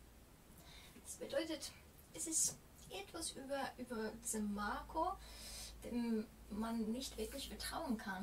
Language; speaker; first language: German; non-native, fluent; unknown